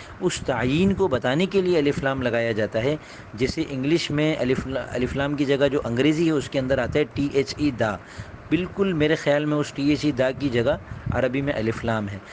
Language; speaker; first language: Urdu; native; Urdu